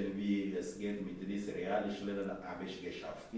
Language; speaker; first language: German; non-native, fluent; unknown